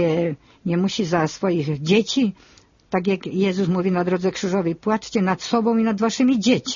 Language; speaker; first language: Polish; native; Polish